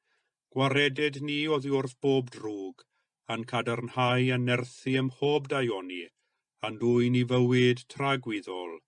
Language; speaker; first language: Welsh; native; Welsh